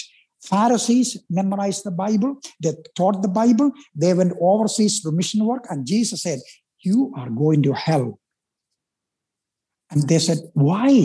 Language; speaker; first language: English; non-native, local second language; Malayalam